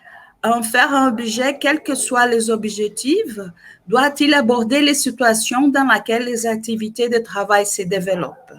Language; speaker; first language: French; non-native, fluent; Portuguese